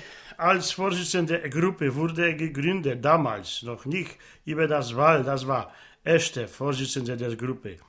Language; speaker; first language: German; non-native, local second language; Polish